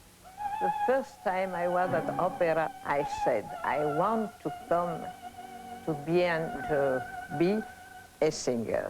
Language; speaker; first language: English; non-native, learner; Italian